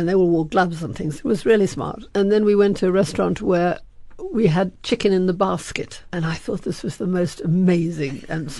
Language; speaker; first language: English; native; English